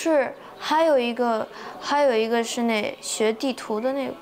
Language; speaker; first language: Chinese; early bilingual, heritage; Chinese